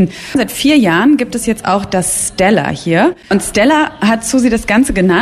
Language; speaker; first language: German; native; German